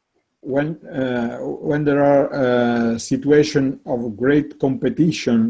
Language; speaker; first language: English; non-native, learner; Italian